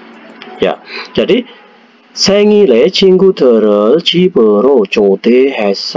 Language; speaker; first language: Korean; non-native, fluent; Indonesian